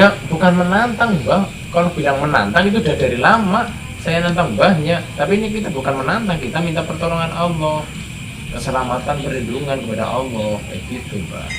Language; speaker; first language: Indonesian; native; Indonesian